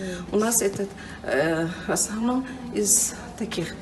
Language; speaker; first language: Russian; non-native, local second language; Kyrgyz